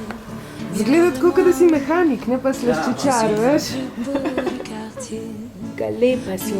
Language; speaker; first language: Slovenian; native; Slovenian